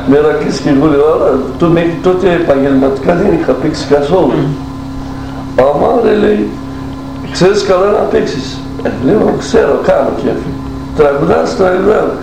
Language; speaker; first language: Greek; non-native, local second language; Turkish